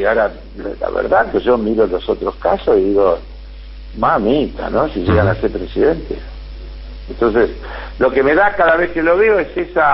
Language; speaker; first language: Spanish; native; Spanish